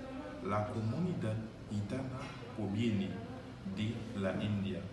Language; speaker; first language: Spanish; non-native, learner; French